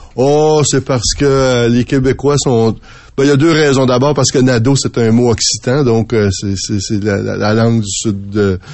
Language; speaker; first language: French; native; French